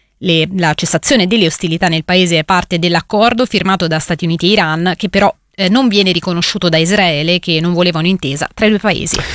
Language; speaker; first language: Italian; native; Italian